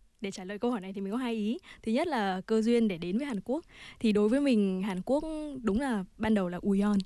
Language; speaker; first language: Vietnamese; native; Vietnamese